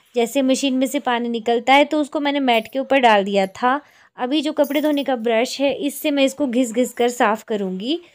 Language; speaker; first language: Hindi; native; Hindi